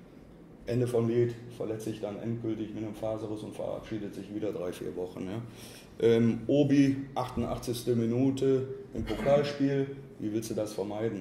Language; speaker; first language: German; native; German